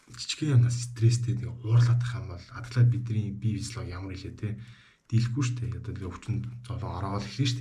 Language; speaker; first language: Mongolian; native; Mongolian